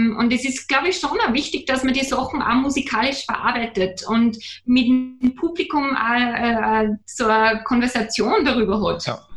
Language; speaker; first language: German; native; German